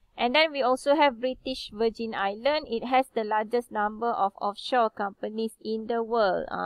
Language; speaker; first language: English; non-native, local second language; Malay